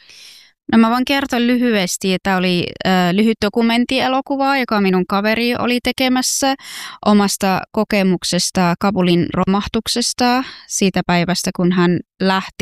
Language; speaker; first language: Finnish; non-native, fluent; Persian